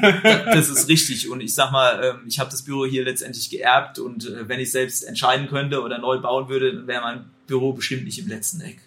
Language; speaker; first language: German; native; German